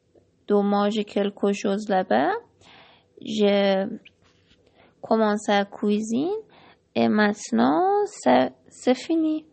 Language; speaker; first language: French; non-native, learner; Persian